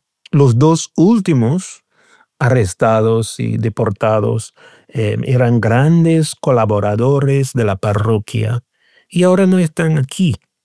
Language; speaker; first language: Spanish; non-native, fluent; English